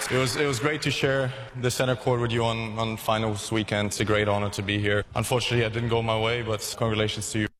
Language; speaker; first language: English; non-native, fluent; German